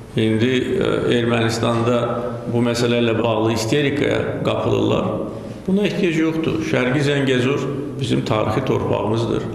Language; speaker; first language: Azerbaijani; native; Azerbaijani